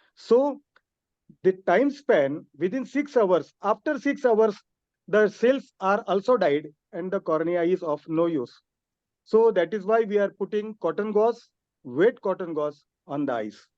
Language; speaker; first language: English; non-native, local second language; Hindi